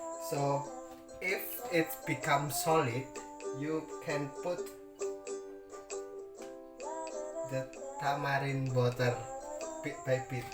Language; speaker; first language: English; non-native, learner; Indonesian